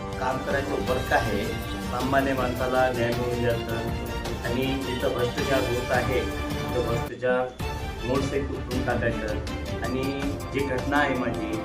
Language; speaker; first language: Marathi; non-native, local second language; Urdu